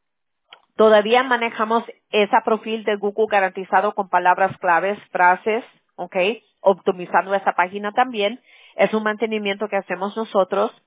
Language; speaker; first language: Spanish; early bilingual, heritage; Spanish